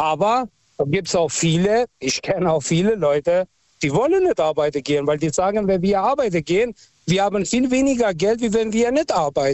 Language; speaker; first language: German; non-native, local second language; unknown